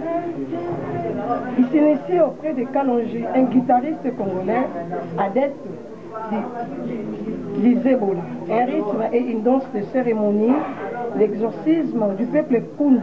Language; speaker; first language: French; non-native, local second language; Lingala